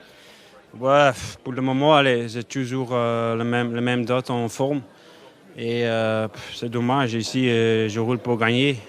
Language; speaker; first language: French; non-native, learner; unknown